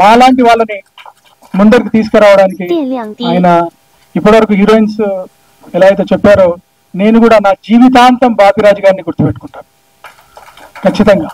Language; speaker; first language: Telugu; native; Telugu